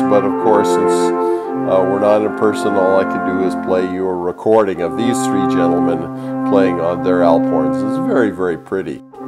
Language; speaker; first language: English; early bilingual, other home language; German